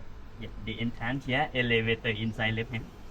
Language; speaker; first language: English; non-native, learner; Thai